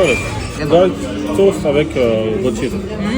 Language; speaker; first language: Japanese; non-native, fluent; French